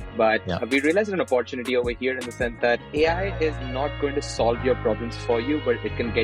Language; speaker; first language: English; non-native, local second language; Telugu